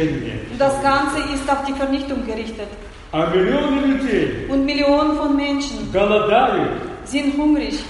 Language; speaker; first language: German; non-native, fluent; Russian